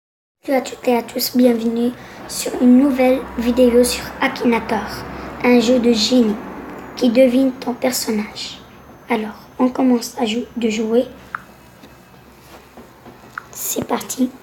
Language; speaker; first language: French; non-native, local second language; Arabic